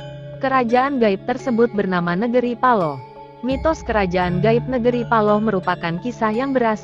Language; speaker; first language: Indonesian; native; Indonesian